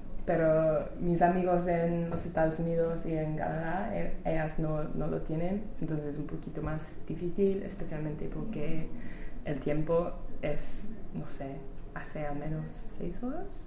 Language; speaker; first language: Spanish; non-native, fluent; English